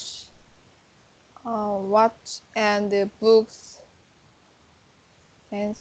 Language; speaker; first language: English; non-native, learner; Korean